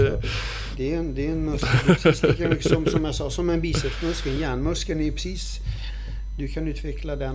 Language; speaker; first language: Swedish; early bilingual, other home language; Arabic